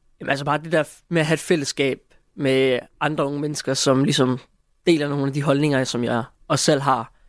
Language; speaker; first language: Danish; native; Danish